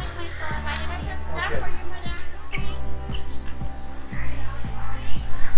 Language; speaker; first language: English; non-native, learner; Vietnamese